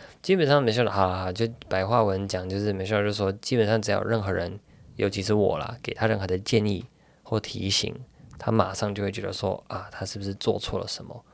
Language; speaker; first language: Chinese; native; Chinese